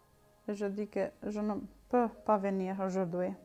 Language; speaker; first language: French; non-native, learner; Albanian